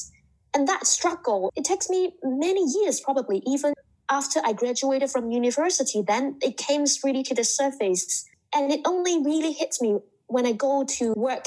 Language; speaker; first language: English; non-native, local second language; Cantonese